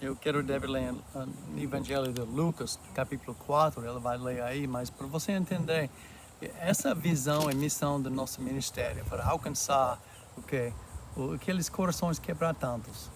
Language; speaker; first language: Portuguese; non-native, fluent; English